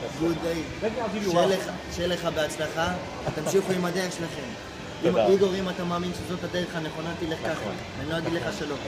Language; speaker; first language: Hebrew; native; Hebrew